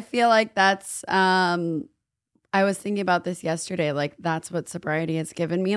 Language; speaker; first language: English; native; English